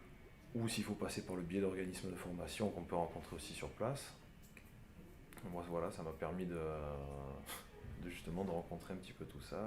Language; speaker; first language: French; native; French